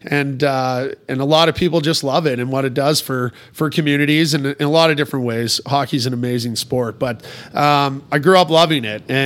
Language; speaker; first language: English; native; English